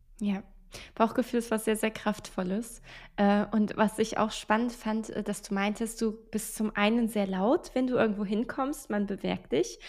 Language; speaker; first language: German; native; German